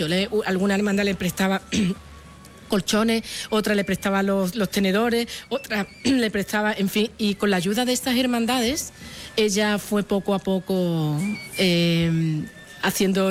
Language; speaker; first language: Spanish; native; Spanish